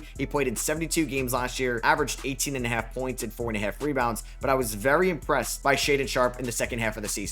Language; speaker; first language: English; native; English